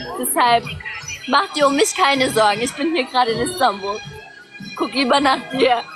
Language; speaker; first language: German; early bilingual, other home language; Kurdish